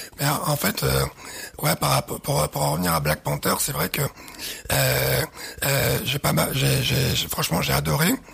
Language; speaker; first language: French; early bilingual, other home language; Arabic